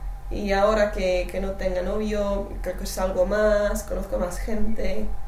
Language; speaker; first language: Spanish; non-native, fluent; English